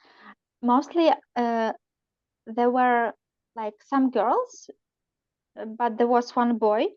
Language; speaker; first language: English; non-native, learner; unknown